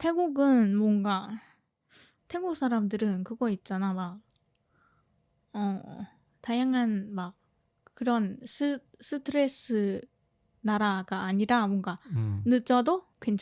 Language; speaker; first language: Korean; non-native, fluent; Thai